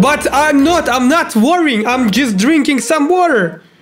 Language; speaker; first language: English; non-native, learner; Russian